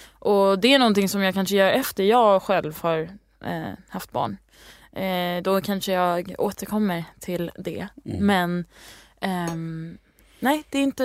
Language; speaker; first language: Swedish; early bilingual, heritage; Swedish